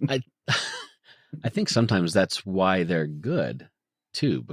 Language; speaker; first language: English; native; English